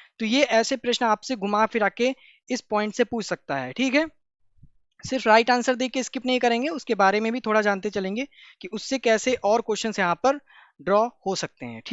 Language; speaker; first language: Hindi; native; Hindi